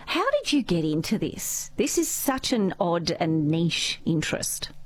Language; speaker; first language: English; native; English